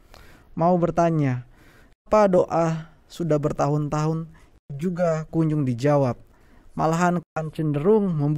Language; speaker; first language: Indonesian; native; Indonesian